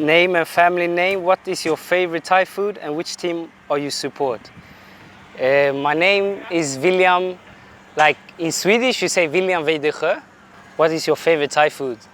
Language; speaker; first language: English; non-native, fluent; Swedish